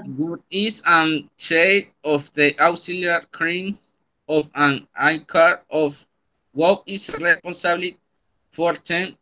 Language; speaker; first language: English; non-native, learner; Spanish